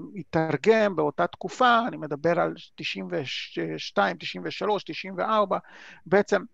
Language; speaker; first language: Hebrew; non-native, fluent; Hungarian